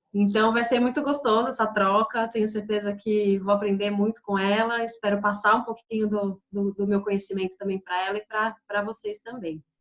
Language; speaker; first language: Portuguese; native; Portuguese